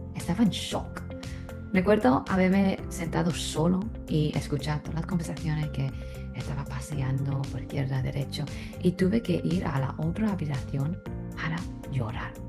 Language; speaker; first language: Spanish; non-native, fluent; Chinese